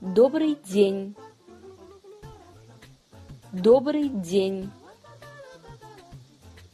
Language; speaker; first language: Russian; non-native, fluent; Kazakh